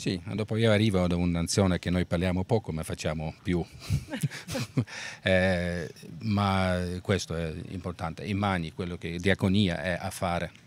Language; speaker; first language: Italian; non-native, learner; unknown